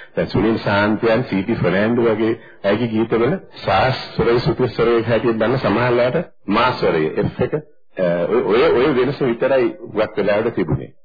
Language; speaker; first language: Sinhala; native; Sinhala